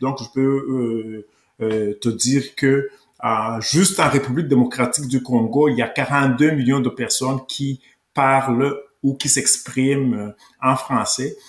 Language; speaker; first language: French; non-native, local second language; Kinyarwanda